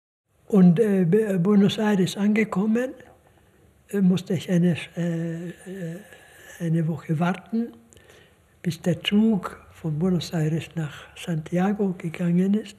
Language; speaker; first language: German; non-native, fluent; Hungarian